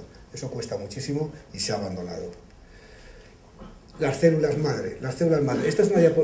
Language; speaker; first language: Spanish; native; Spanish